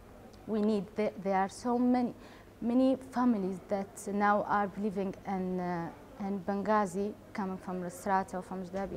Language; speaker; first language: English; non-native, learner; Arabic